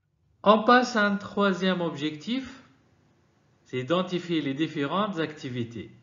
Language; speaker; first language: French; non-native, fluent; Arabic